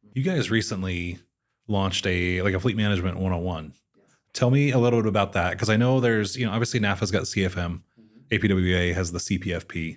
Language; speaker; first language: English; native; English